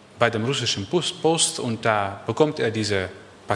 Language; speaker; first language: German; non-native, learner; Dutch